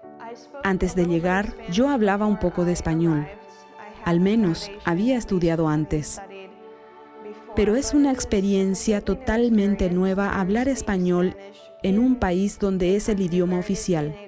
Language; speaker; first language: Spanish; non-native, fluent; English